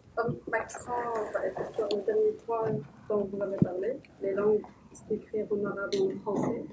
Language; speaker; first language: French; non-native, local second language; Arabic